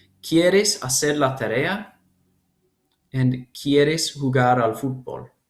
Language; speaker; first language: Spanish; non-native, fluent; English